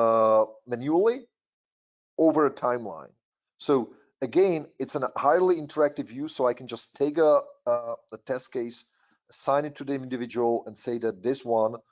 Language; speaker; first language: English; non-native, fluent; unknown